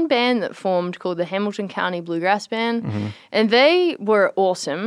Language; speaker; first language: English; native; English